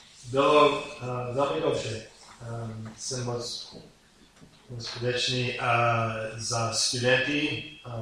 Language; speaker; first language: Czech; non-native, learner; English